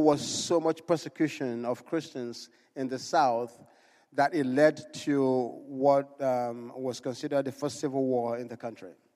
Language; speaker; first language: English; non-native, local second language; Igbo